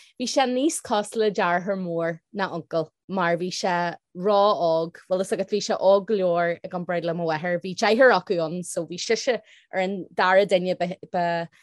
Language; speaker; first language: Irish; non-native, local second language; English